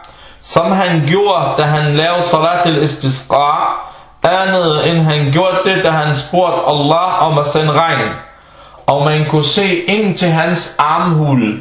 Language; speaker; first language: Danish; early bilingual, other home language; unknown